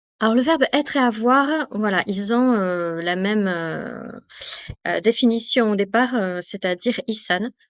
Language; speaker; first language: French; native; French